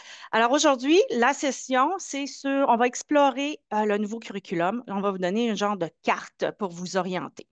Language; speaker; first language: French; native; French